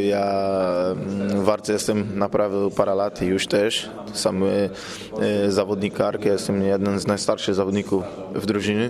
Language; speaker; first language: Polish; non-native, fluent; Portuguese